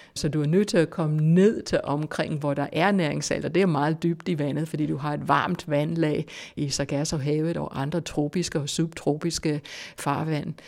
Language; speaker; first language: Danish; non-native, fluent; English